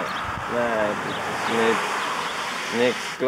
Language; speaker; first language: Dutch; non-native, learner; Polish